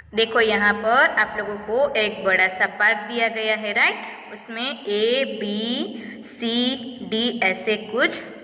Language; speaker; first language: Hindi; non-native, local second language; Gujarati